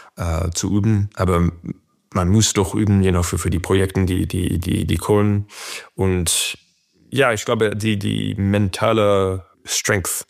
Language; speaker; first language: German; non-native, fluent; French